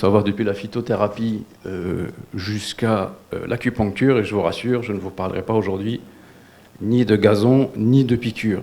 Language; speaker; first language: French; non-native, local second language; Wolof